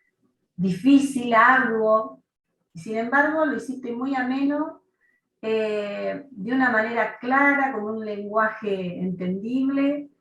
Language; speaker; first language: Spanish; native; Spanish